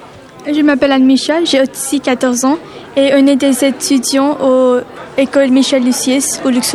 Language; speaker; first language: French; non-native, learner; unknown